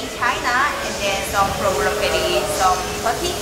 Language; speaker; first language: English; non-native, learner; Korean